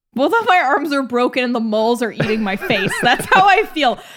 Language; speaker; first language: English; native; English